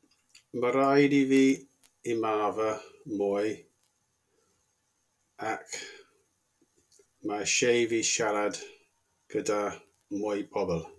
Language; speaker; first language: Welsh; non-native, learner; English